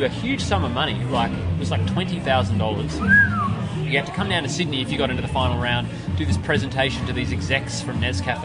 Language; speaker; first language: English; native; English